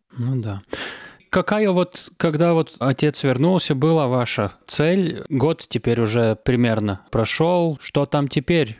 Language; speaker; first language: Russian; non-native, local second language; Latvian